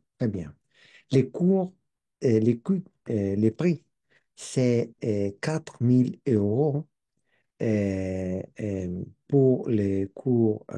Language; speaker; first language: French; non-native, learner; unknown